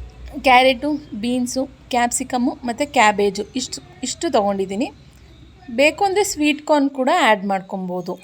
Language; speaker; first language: Kannada; native; Kannada